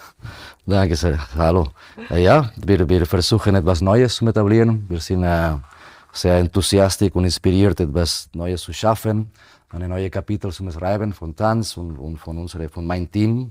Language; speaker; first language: German; non-native, fluent; Spanish